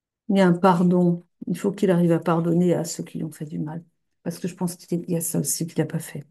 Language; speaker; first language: French; native; French